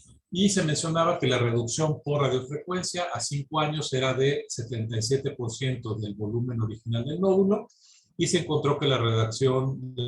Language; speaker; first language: Spanish; native; Spanish